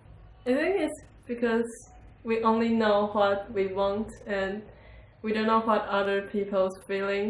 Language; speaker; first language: English; non-native, learner; Chinese